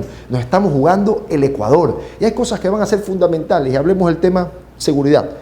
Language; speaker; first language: Spanish; native; Spanish